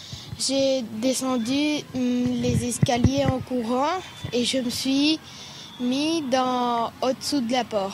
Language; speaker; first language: French; non-native, fluent; Spanish